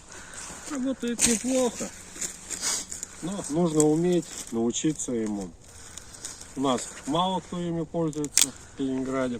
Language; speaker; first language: Russian; native; Russian